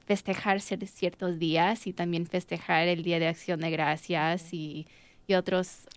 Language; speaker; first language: Spanish; early bilingual, heritage; Spanish